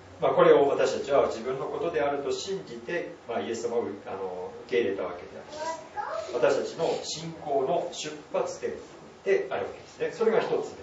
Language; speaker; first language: Japanese; native; Japanese